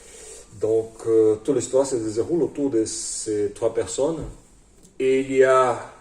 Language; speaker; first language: French; non-native, fluent; Portuguese